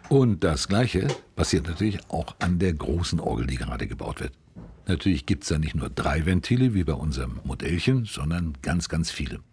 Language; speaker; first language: German; native; German